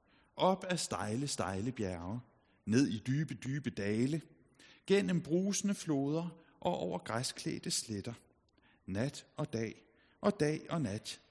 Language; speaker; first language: Danish; native; Danish